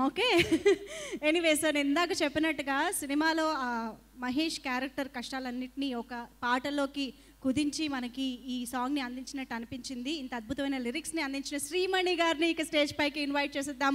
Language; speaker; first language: Telugu; native; Telugu